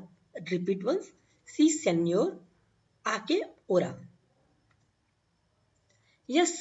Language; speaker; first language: Spanish; non-native, learner; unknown